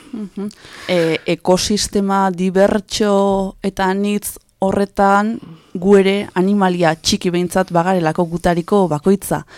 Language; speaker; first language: Basque; native; Basque